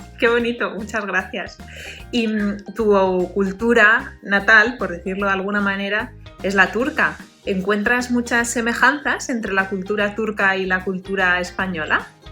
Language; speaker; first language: Spanish; native; Spanish